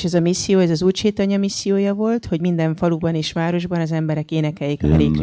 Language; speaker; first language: Hungarian; native; Hungarian